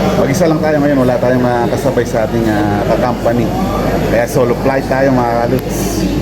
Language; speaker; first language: Filipino; non-native, local second language; Pampanga